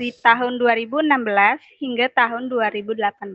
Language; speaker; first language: Indonesian; non-native, local second language; Javanese